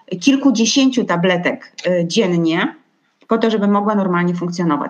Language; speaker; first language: Polish; native; Polish